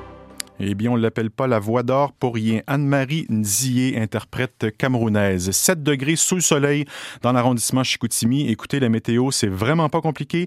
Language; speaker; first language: French; native; French